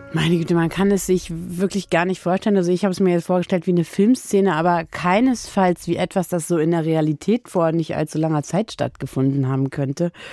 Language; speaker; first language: German; native; German